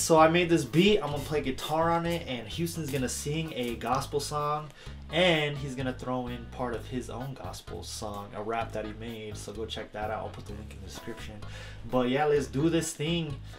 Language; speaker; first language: English; native; English